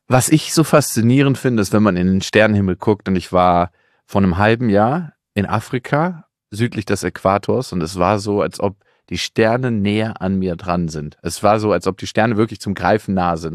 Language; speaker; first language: German; native; German